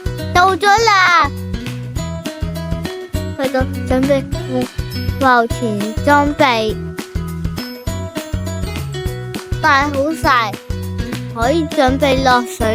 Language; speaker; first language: Chinese; native; Chinese